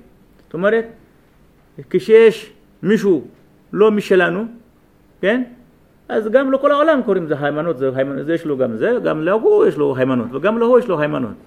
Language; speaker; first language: Hebrew; non-native, fluent; Amharic